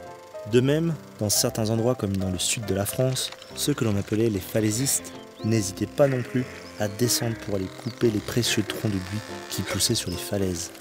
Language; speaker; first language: French; native; French